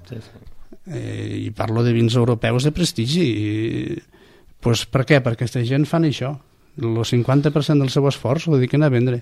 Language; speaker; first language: Catalan; native; Catalan